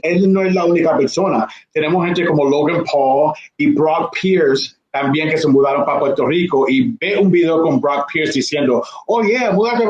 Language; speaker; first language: Spanish; early bilingual, heritage; Spanish